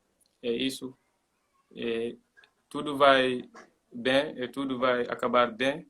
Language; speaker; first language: Portuguese; non-native, learner; Mandingo